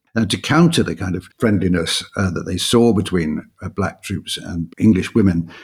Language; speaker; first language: English; native; English